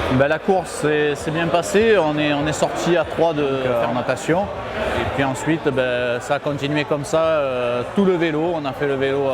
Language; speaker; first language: French; native; French